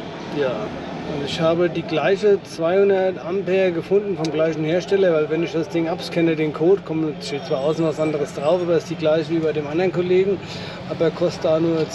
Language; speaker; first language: German; native; German